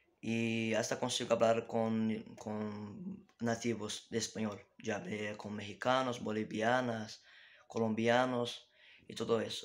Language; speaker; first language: Spanish; non-native, fluent; Portuguese